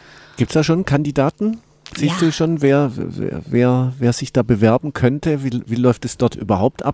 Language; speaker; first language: German; native; German